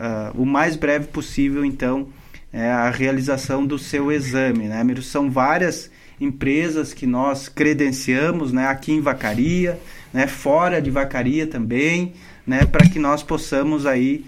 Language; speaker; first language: Portuguese; native; Portuguese